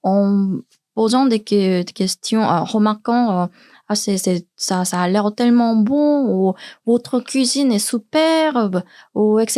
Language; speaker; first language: French; non-native, learner; Korean